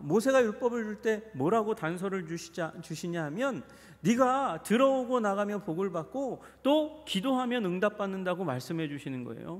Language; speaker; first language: Korean; native; Korean